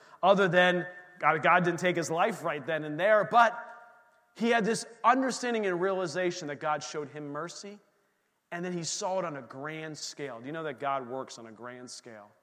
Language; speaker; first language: English; native; English